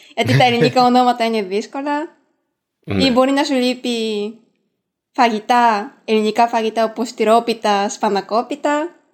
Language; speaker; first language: Greek; non-native, fluent; Japanese